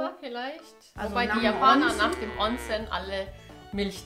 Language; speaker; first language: German; native; German